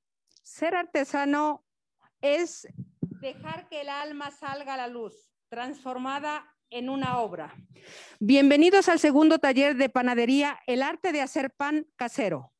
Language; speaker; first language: Spanish; native; Spanish